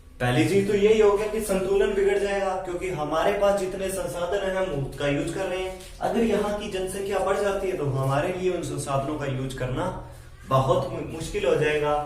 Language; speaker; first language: Hindi; native; Hindi